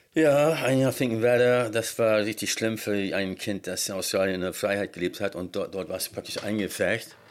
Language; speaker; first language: German; early bilingual, heritage; German